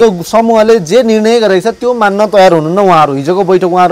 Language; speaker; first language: Nepali; native; Nepali